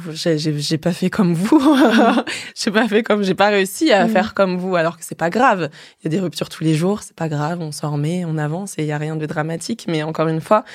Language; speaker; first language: French; native; French